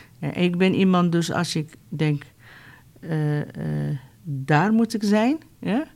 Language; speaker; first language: Dutch; non-native, fluent; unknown